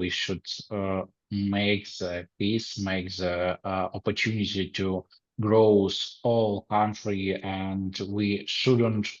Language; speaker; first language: English; non-native, learner; Ukrainian